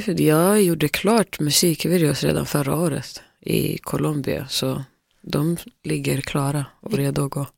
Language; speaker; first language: Swedish; early bilingual, other home language; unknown